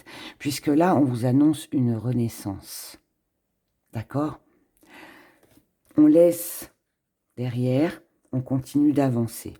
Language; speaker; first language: French; native; French